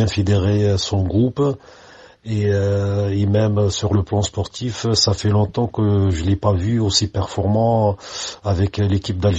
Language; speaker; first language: French; non-native, local second language; Arabic